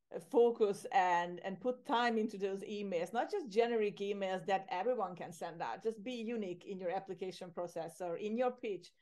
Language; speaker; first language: English; non-native, fluent; Hungarian